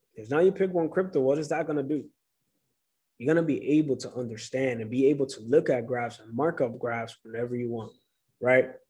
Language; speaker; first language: English; early bilingual, other home language; Spanish